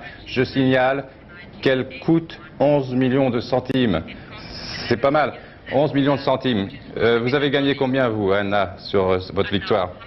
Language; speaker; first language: French; native; French